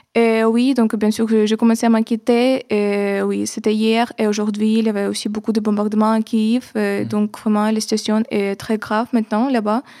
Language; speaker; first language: French; non-native, fluent; Ukrainian